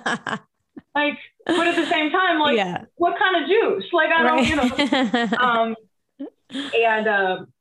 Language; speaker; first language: English; native; English